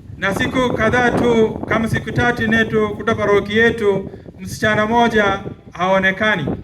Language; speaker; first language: Swahili; non-native, fluent; Malayalam